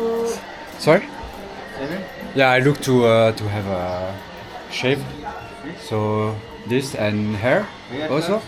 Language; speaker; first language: English; non-native, fluent; French